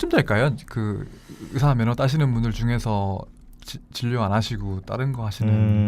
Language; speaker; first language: Korean; native; Korean